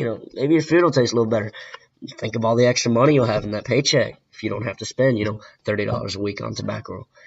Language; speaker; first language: English; native; English